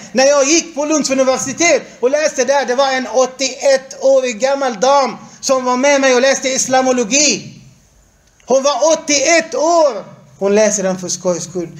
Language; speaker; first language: Swedish; non-native, fluent; Arabic